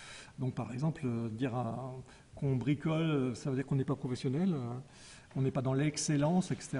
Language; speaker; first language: French; native; French